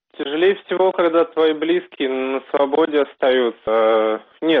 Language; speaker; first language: Russian; native; Russian